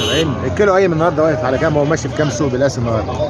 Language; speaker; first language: Arabic; native; Arabic